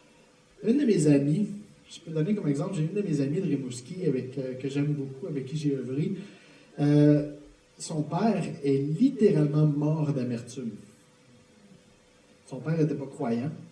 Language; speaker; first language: French; native; French